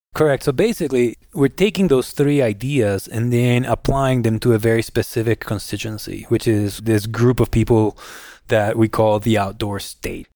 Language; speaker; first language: English; non-native, fluent; Spanish